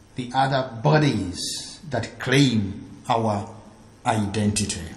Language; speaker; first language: English; non-native, local second language; Ganda